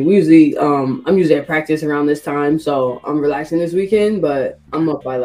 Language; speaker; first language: English; native; English